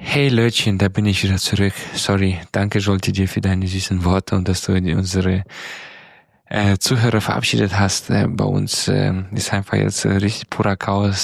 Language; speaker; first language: German; non-native, fluent; Romanian